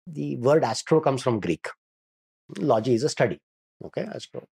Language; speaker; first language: English; non-native, local second language; Kannada